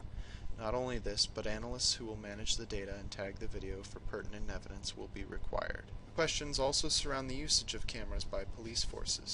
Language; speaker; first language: English; native; English